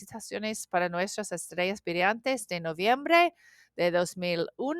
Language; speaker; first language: Spanish; non-native, learner; English